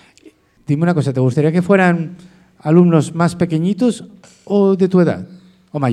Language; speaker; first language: Spanish; native; Spanish